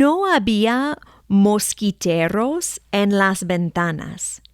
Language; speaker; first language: Spanish; non-native, fluent; English